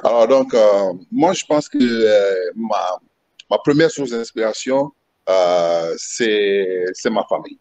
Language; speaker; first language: French; non-native, local second language; Mossi